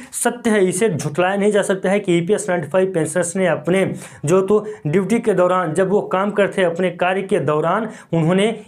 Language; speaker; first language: Hindi; native; Hindi